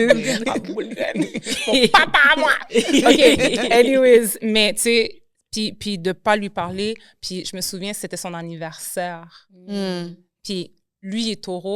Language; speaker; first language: French; native; French